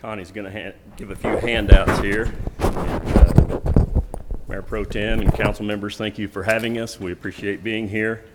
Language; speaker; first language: English; native; English